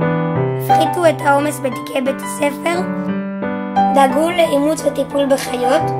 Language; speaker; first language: Hebrew; native; Hebrew